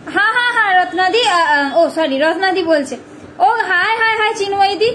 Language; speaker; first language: Hindi; non-native, local second language; Bangla